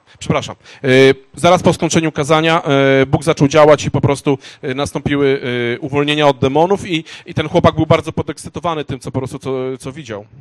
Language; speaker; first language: Polish; native; Polish